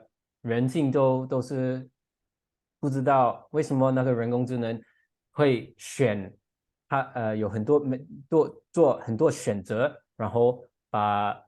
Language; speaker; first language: Chinese; non-native, fluent; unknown